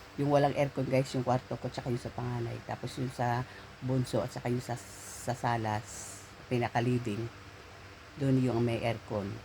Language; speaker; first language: Filipino; native; Filipino